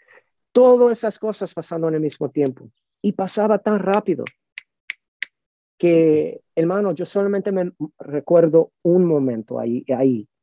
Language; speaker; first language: Spanish; early bilingual, heritage; Spanish